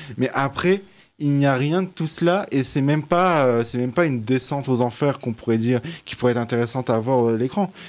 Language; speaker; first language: French; native; French